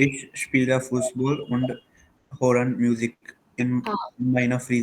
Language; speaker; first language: German; non-native, learner; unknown